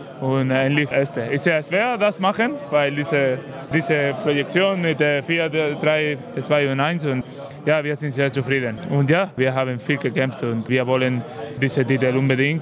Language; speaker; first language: German; non-native, learner; Spanish